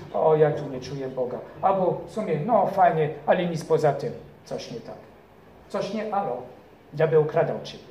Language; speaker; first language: Polish; non-native, fluent; French